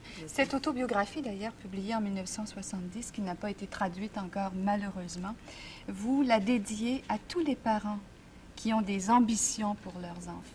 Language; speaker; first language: French; native; French